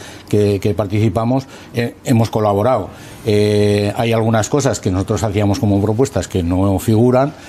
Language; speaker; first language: Spanish; native; Spanish